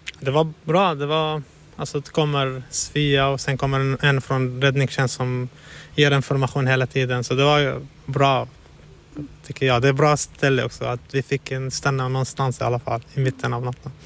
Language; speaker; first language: Swedish; non-native, fluent; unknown